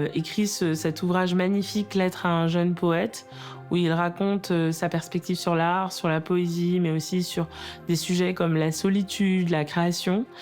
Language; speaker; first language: French; native; French